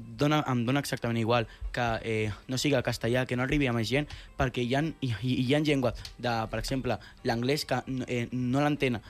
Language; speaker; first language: Catalan; non-native, local second language; Spanish